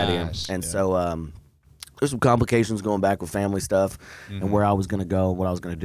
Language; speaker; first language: English; native; English